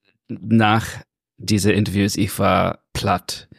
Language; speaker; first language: German; non-native, learner; English